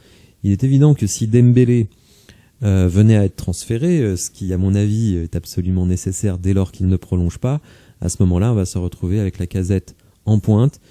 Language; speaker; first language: French; native; French